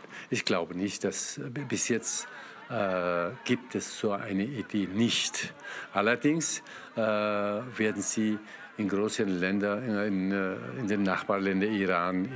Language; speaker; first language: German; non-native, fluent; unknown